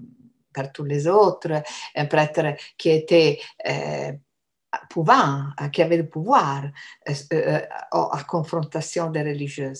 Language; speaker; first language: French; non-native, fluent; Italian